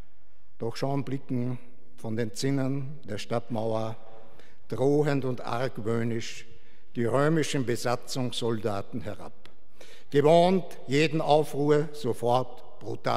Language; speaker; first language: German; native; German